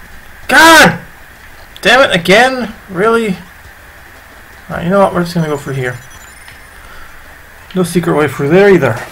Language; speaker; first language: English; native; English